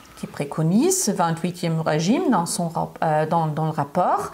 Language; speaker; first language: French; non-native, fluent; German